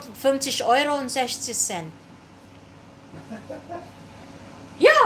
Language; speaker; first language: German; non-native, learner; Filipino